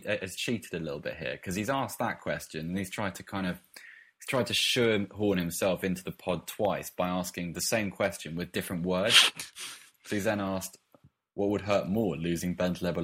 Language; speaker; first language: English; native; English